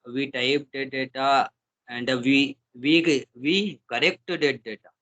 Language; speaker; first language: English; non-native, learner; Hindi